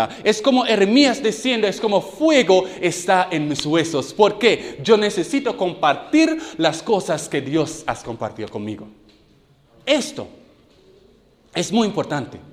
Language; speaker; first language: Spanish; non-native, learner; English